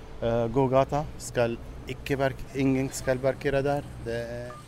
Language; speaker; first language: Norwegian; non-native, learner; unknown